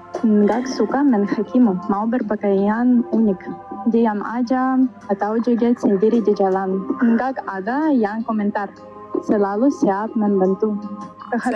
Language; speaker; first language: Indonesian; non-native, fluent; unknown